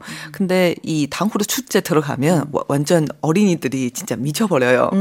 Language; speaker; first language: Korean; non-native, fluent; Chinese